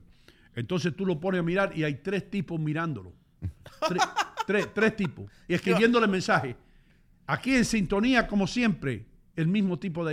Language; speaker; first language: Spanish; native; Spanish